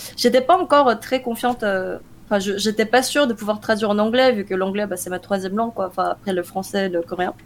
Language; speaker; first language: French; early bilingual, other home language; Korean